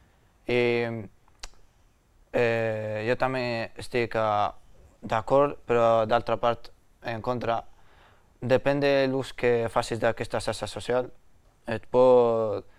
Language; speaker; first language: Catalan; early bilingual, other home language; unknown